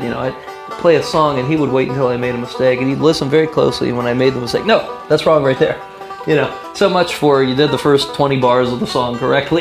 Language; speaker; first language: English; native; English